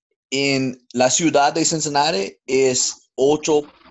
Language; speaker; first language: Spanish; non-native, learner; English